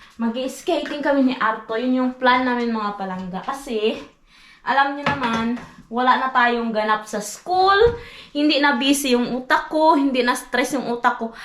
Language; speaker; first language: Filipino; non-native, local second language; Cebuano